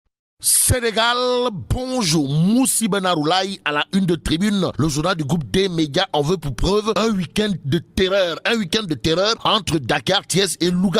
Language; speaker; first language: French; non-native, local second language; Wolof